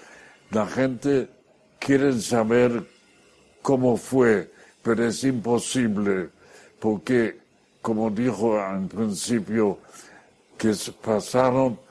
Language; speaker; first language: Spanish; non-native, fluent; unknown